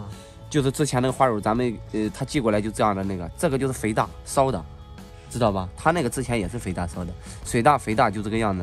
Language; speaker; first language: Chinese; native; Chinese